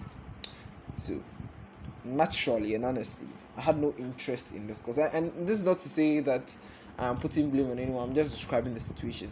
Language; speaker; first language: English; non-native, local second language; Akan